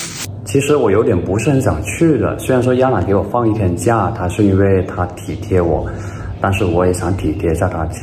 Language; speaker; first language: Chinese; non-native, local second language; Cantonese